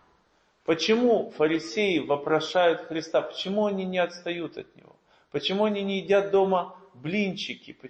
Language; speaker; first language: Russian; native; Russian